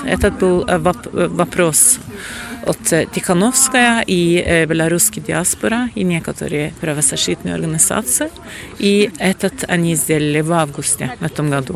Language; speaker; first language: Russian; non-native, fluent; Norwegian